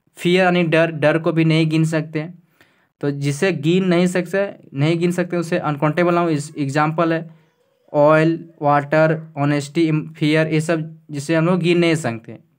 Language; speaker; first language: Hindi; native; Hindi